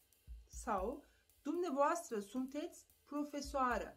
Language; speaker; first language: Romanian; non-native, fluent; Turkish